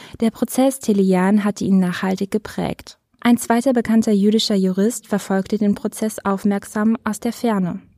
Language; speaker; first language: German; native; German